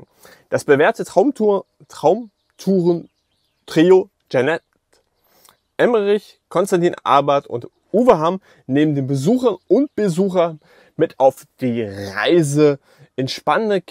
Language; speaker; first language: German; native; German